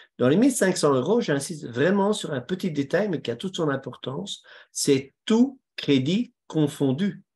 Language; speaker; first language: French; native; French